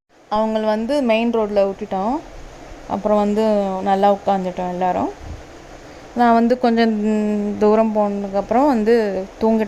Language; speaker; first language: Tamil; non-native, local second language; Telugu